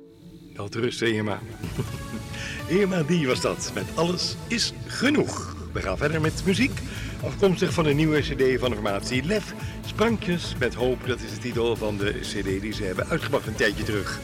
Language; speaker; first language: Dutch; native; Dutch